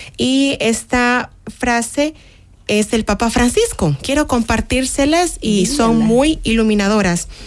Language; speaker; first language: Spanish; native; Spanish